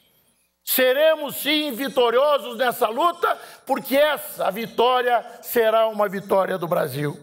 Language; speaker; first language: Portuguese; native; Portuguese